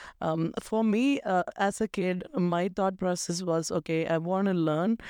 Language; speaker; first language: English; non-native, local second language; Malayalam